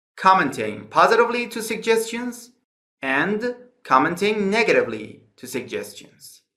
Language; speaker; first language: English; non-native, fluent; Persian